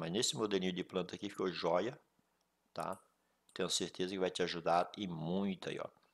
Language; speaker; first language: Portuguese; native; Portuguese